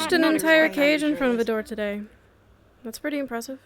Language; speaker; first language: English; native; English